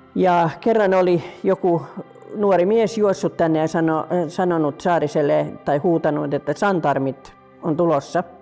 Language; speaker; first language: Finnish; native; Finnish